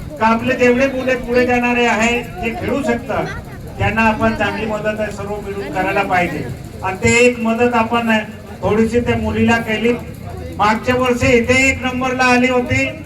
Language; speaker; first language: Marathi; non-native, local second language; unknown